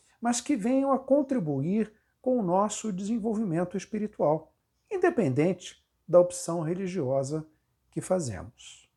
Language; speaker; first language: Portuguese; native; Portuguese